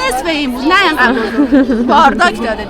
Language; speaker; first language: Persian; native; Persian